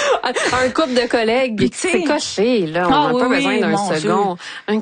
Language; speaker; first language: French; native; French